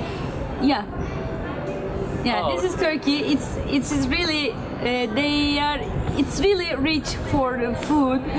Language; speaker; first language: English; non-native, learner; Turkish